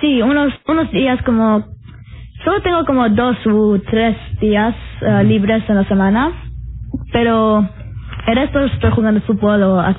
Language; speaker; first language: Spanish; early bilingual, heritage; Spanish